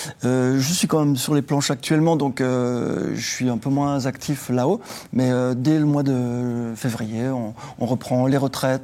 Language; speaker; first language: French; native; French